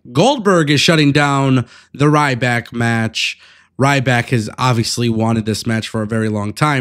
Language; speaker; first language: English; native; English